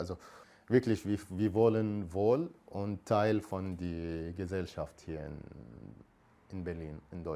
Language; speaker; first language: German; non-native, learner; Arabic